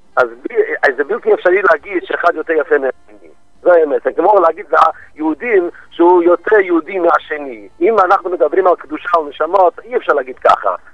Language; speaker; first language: Hebrew; non-native, fluent; English